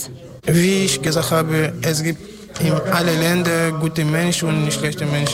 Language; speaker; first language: German; non-native, fluent; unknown